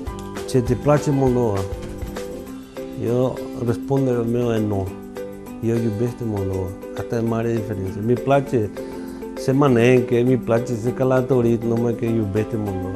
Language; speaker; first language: Romanian; non-native, learner; Spanish